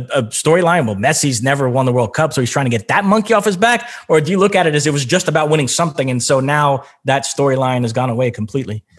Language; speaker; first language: English; non-native, fluent; Portuguese